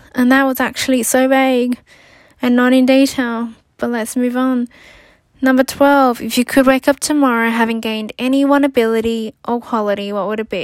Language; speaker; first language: English; native; English